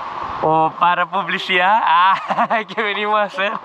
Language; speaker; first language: Spanish; non-native, learner; Thai